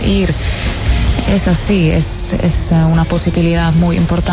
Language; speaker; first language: Spanish; non-native, fluent; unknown